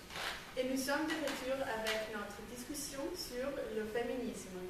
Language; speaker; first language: French; non-native, learner; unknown